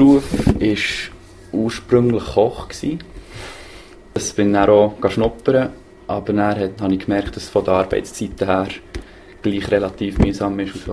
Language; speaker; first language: German; native; German